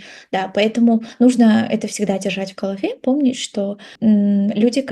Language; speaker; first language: Russian; non-native, local second language; Kazakh